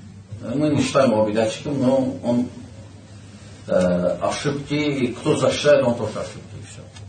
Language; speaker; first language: Russian; non-native, learner; Azerbaijani